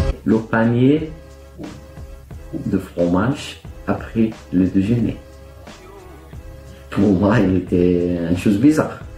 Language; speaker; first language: French; non-native, fluent; Arabic